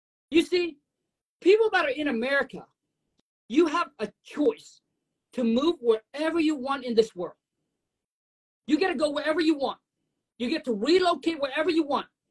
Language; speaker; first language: English; non-native, fluent; Vietnamese